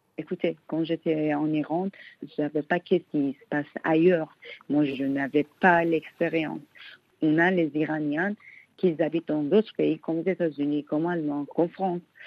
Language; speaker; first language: French; non-native, learner; Persian